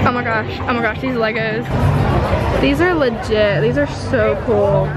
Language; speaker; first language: English; native; English